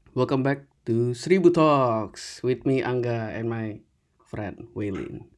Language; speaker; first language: English; non-native, fluent; Indonesian